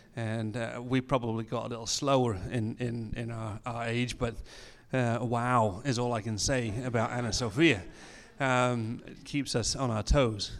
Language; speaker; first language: English; native; English